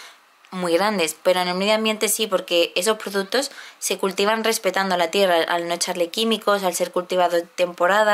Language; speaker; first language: Spanish; native; Spanish